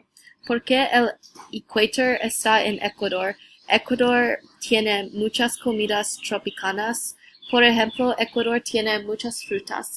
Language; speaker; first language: Spanish; non-native, learner; English